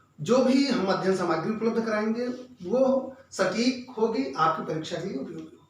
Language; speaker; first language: Hindi; native; Hindi